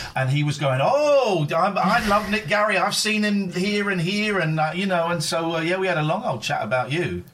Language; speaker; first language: English; native; English